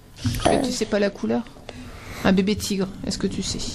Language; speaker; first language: French; native; French